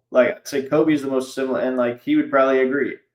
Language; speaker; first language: English; native; English